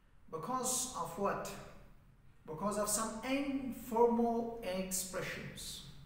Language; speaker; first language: English; non-native, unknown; Persian